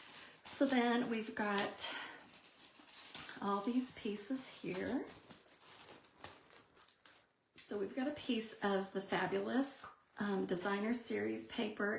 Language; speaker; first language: English; native; English